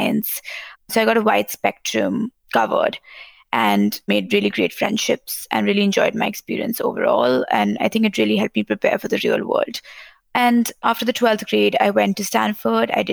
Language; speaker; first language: English; non-native, local second language; Hindi